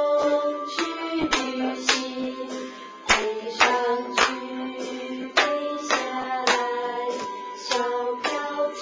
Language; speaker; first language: Chinese; native; Chinese